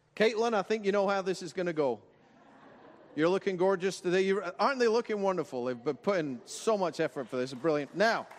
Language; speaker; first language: English; native; English